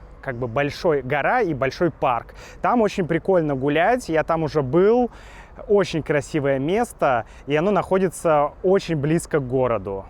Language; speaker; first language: Russian; native; Russian